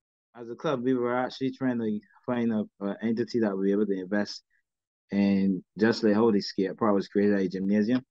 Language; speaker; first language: English; native; English